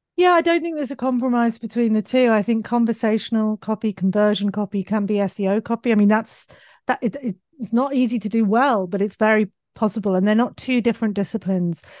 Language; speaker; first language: English; native; English